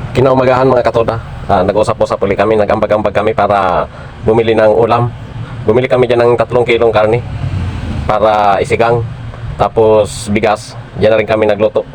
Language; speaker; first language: Filipino; non-native, local second language; Bikol